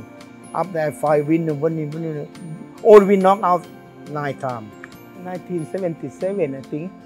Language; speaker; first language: English; non-native, learner; Thai